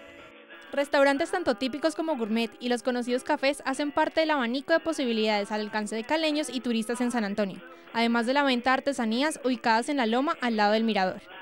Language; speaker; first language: Spanish; native; Spanish